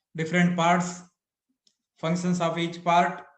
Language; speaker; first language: English; non-native, local second language; Kannada